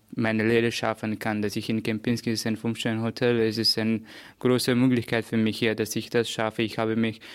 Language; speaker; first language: German; non-native, fluent; Persian